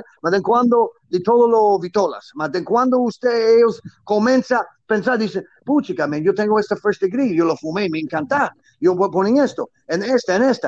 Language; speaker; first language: Spanish; non-native, learner; English